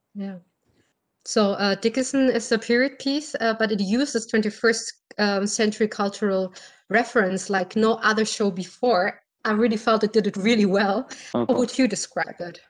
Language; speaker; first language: English; non-native, fluent; German